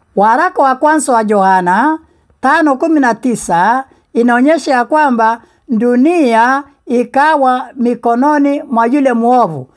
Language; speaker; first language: Swahili; non-native, local second language; Meru